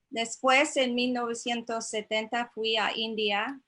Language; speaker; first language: Spanish; non-native, learner; English